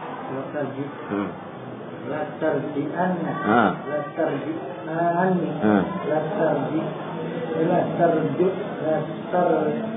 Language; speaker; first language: Arabic; non-native, learner; Indonesian